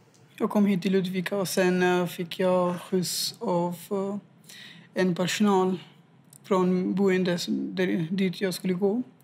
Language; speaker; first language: Swedish; non-native, fluent; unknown